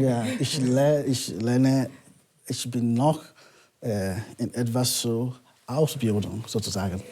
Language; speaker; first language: German; non-native, learner; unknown